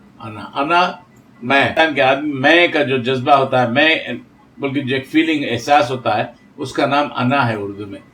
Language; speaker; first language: Urdu; native; Urdu